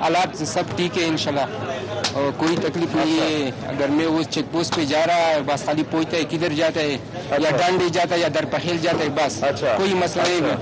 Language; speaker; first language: Hindi; non-native, local second language; Pashto